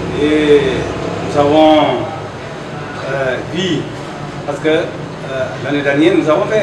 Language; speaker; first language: French; non-native, local second language; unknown